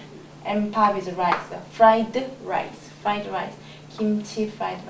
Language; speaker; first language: English; non-native, learner; Korean